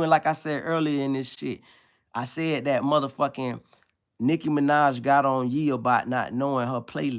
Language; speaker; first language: English; native; English